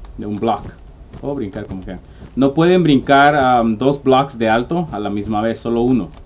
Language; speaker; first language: Spanish; early bilingual, heritage; English